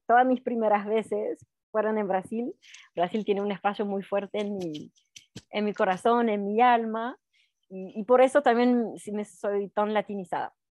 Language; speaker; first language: Spanish; non-native, fluent; French